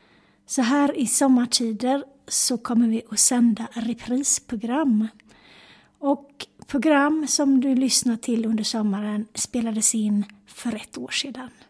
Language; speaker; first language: Swedish; native; Swedish